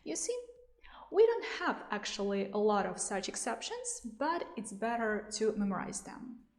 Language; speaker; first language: English; non-native, fluent; Russian